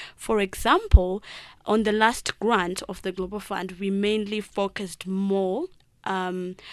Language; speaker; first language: English; non-native, local second language; Shona